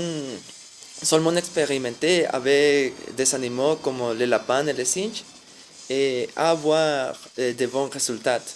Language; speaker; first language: French; non-native, learner; Spanish